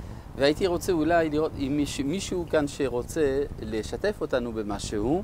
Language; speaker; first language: Hebrew; non-native, fluent; French